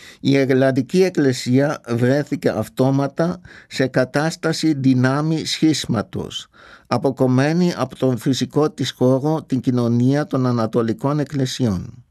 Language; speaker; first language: Greek; non-native, fluent; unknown